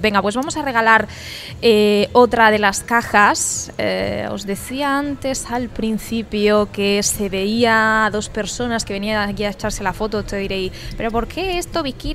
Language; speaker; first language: Spanish; native; Spanish